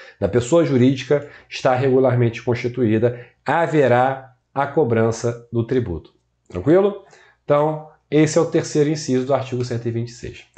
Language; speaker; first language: Portuguese; native; Portuguese